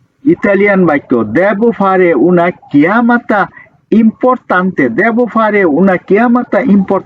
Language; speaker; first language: Italian; non-native, learner; Bangla